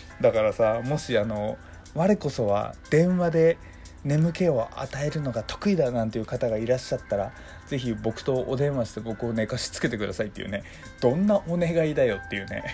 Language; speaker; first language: Japanese; native; Japanese